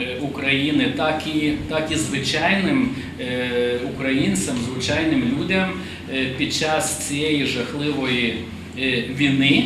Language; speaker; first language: Ukrainian; non-native, fluent; Lithuanian